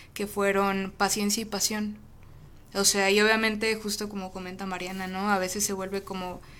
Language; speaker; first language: Spanish; native; Spanish